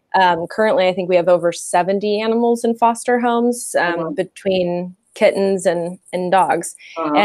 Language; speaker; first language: English; native; English